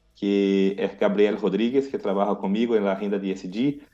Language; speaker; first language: Spanish; non-native, learner; Portuguese